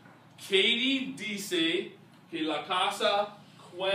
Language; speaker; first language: Spanish; non-native, fluent; English